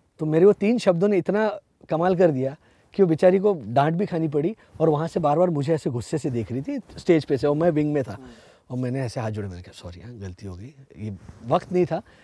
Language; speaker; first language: Hindi; non-native, local second language; Marathi